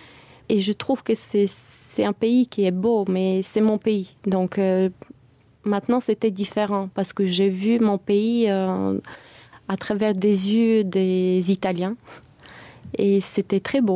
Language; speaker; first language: French; non-native, fluent; Bulgarian